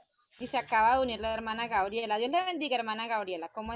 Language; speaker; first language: Spanish; native; Spanish